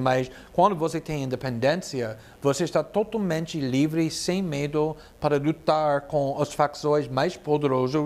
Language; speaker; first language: Portuguese; non-native, fluent; English